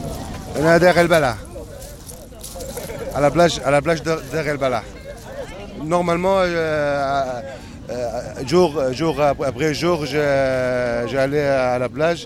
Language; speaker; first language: French; non-native, learner; Arabic